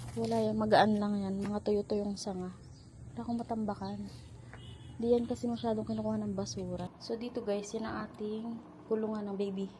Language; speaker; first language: Filipino; native; Filipino